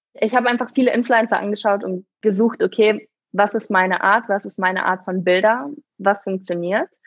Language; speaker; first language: German; native; German